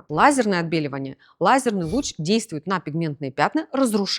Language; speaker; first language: Russian; native; Russian